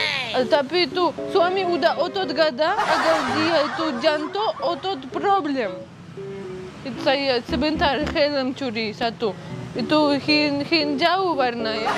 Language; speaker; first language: Indonesian; non-native, learner; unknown